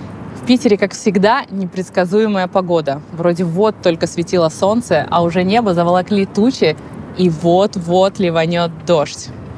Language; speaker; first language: Russian; native; Russian